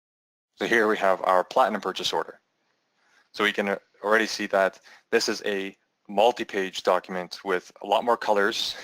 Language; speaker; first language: English; native; English